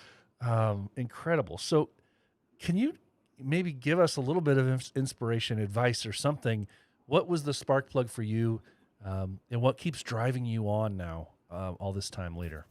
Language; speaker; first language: English; native; English